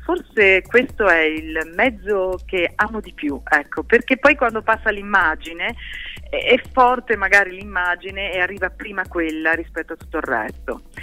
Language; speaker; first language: Italian; early bilingual, heritage; Italian